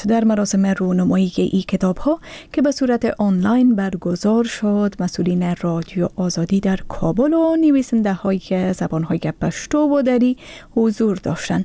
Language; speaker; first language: Persian; native; Persian